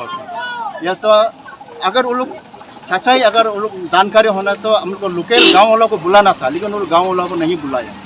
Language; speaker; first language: Hindi; non-native, local second language; Khasi